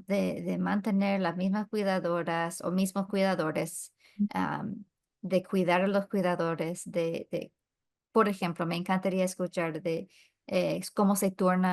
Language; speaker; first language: Spanish; non-native, fluent; English